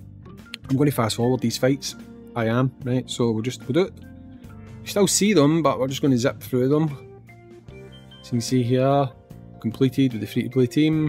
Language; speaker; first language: English; native; English